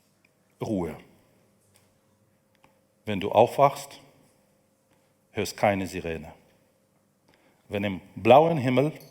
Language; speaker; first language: German; non-native, fluent; Ukrainian